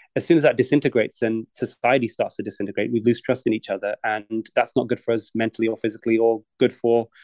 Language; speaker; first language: English; native; English